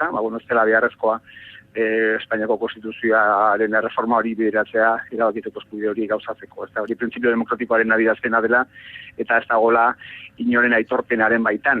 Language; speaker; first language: Basque; native; Basque